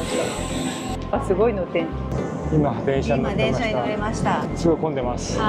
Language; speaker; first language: Japanese; native; Japanese